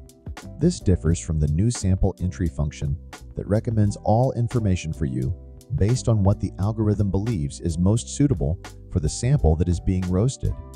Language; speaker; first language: English; native; English